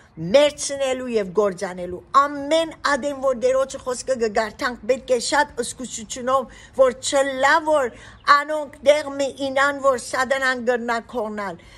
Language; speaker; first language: Armenian; early bilingual, heritage; Armenian